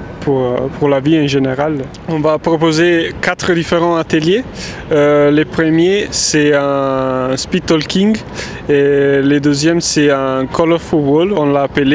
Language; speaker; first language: French; non-native, fluent; Italian